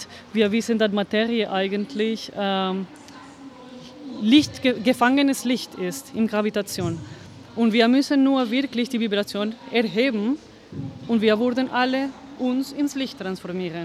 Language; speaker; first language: German; non-native, fluent; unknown